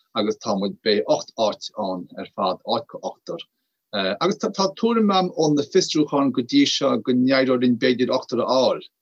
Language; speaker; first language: Irish; native; Irish